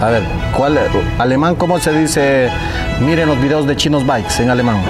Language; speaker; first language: Spanish; native; Spanish